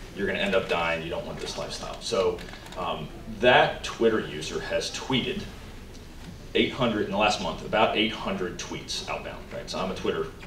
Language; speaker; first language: English; native; English